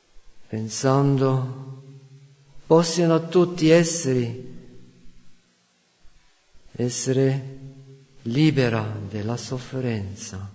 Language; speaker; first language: Italian; non-native, fluent; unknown